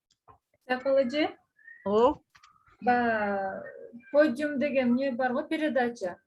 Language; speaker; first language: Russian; non-native, local second language; Kyrgyz